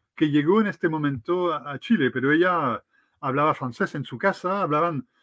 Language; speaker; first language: Spanish; non-native, fluent; French